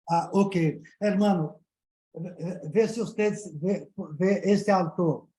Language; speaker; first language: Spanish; non-native, learner; Portuguese